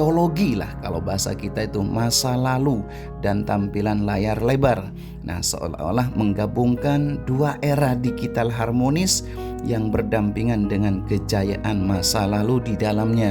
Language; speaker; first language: Indonesian; native; Indonesian